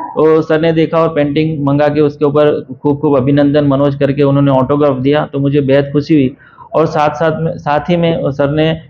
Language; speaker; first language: Hindi; non-native, local second language; Marathi